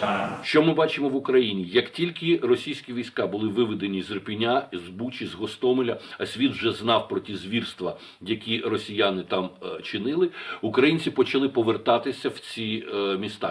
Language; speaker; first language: Ukrainian; native; Ukrainian